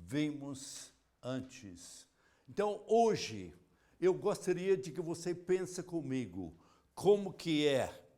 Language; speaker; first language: Portuguese; non-native, fluent; English